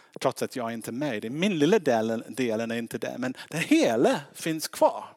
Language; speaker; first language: Swedish; non-native, fluent; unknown